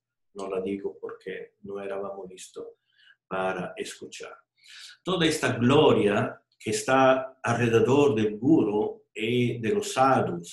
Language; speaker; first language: Spanish; non-native, fluent; Italian